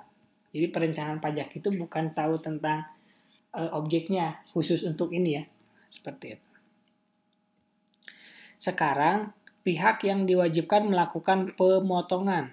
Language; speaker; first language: Indonesian; native; Indonesian